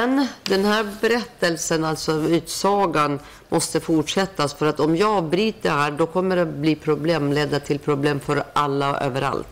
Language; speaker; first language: Swedish; non-native, fluent; Persian